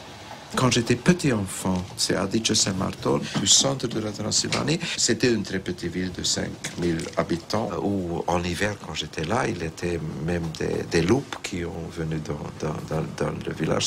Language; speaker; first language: French; non-native, fluent; Hungarian